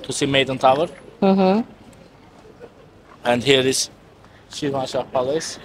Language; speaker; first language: English; non-native, learner; Azerbaijani